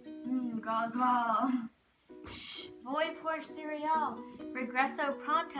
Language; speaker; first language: Spanish; non-native, learner; English